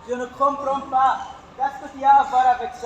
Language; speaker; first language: French; non-native, learner; Arabic